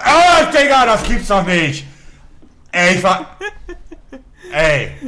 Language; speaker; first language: German; native; German